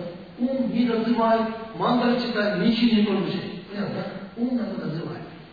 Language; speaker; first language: Russian; non-native, learner; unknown